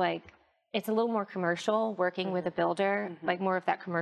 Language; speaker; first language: English; native; English